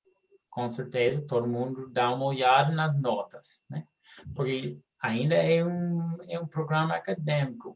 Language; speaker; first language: Portuguese; non-native, fluent; English